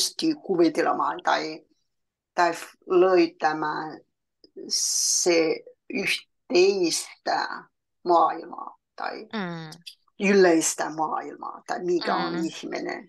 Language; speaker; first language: Finnish; non-native, learner; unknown